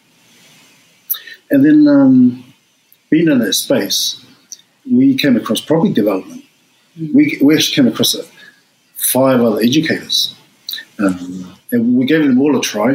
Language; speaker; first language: English; native; English